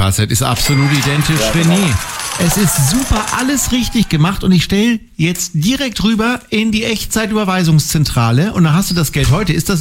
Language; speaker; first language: German; native; German